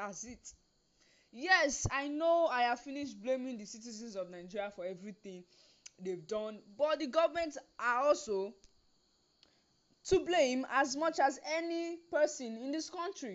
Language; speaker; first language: English; non-native, local second language; Yoruba